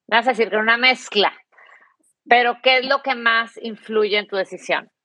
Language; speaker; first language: Spanish; native; Spanish